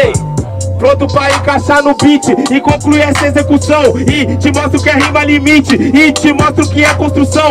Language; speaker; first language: Portuguese; native; Portuguese